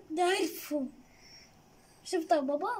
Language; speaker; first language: Arabic; native; Arabic